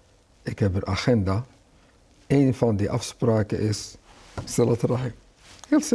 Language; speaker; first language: Dutch; early bilingual, other home language; Arabic